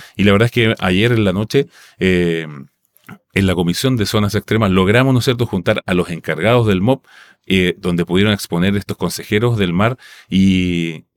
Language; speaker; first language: Spanish; non-native, local second language; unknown